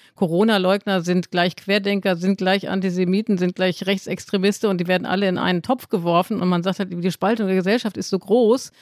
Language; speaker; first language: German; native; German